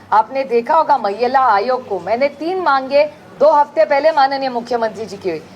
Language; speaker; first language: Hindi; non-native, local second language; Marathi